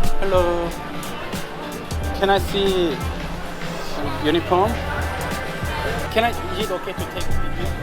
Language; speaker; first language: English; non-native, learner; Korean